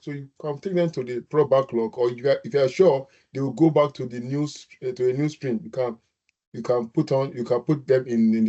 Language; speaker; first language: English; non-native, local second language; Yoruba